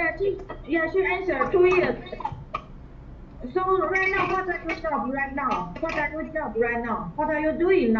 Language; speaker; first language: English; non-native, learner; Chinese